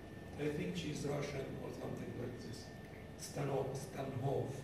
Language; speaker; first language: English; non-native, learner; Arabic